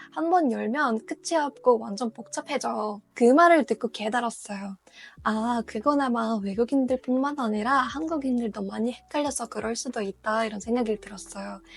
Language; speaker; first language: Korean; non-native, fluent; Russian